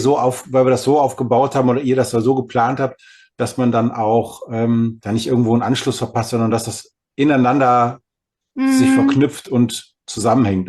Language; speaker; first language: German; native; German